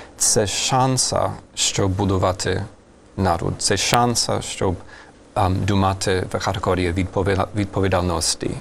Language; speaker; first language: Ukrainian; non-native, fluent; English